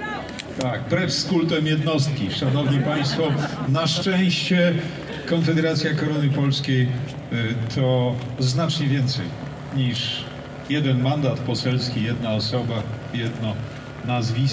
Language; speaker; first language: Polish; native; Polish